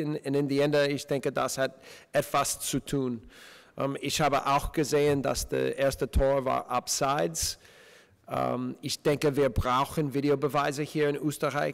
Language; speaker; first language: German; non-native, fluent; English